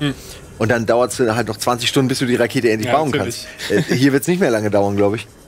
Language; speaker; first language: German; native; German